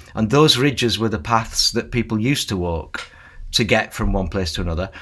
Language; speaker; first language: English; native; English